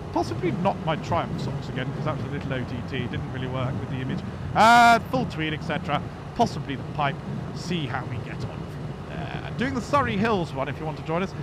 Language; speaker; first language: English; native; English